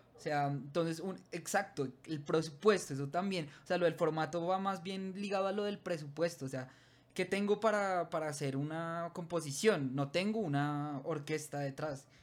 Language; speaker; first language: Spanish; native; Spanish